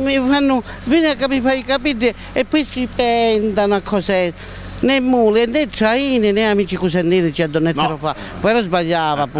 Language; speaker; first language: Italian; native; Italian